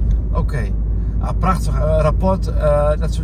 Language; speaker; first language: Dutch; native; Dutch